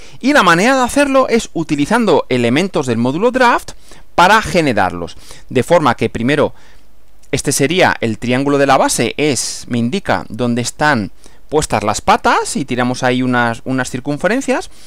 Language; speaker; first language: Spanish; native; Spanish